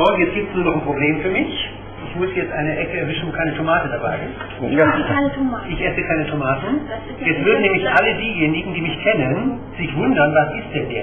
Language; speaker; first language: German; native; German